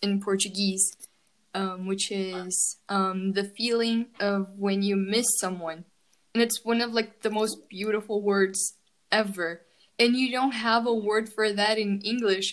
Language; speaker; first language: English; non-native, fluent; Portuguese